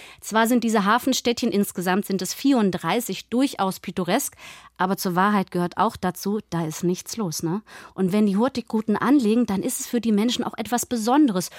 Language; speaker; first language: German; native; German